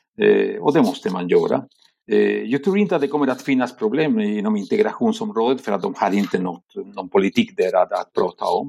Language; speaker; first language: Swedish; non-native, fluent; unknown